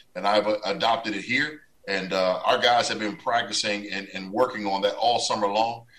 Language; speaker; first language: English; native; English